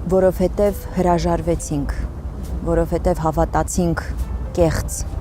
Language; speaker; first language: Armenian; native; Armenian